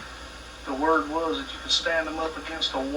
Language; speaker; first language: English; native; English